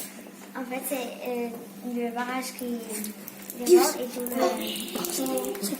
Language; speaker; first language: French; non-native, local second language; Spanish